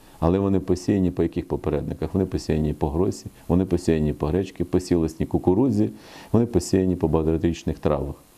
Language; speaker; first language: Ukrainian; native; Ukrainian